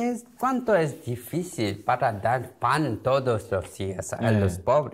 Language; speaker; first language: Spanish; non-native, learner; Korean